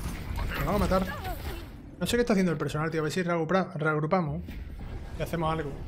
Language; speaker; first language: Spanish; native; Spanish